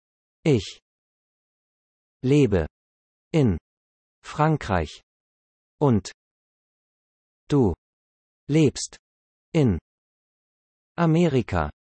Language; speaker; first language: German; non-native, learner; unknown